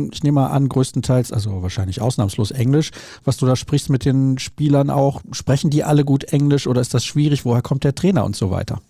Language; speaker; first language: German; native; German